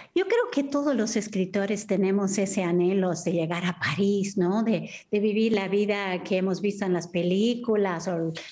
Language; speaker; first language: Spanish; early bilingual, heritage; Spanish